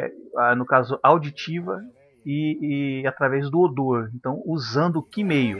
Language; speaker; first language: Portuguese; native; Portuguese